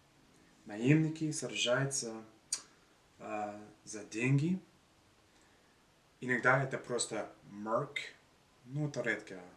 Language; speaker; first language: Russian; non-native, learner; English